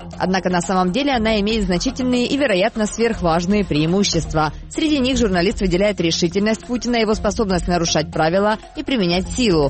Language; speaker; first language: Russian; native; Russian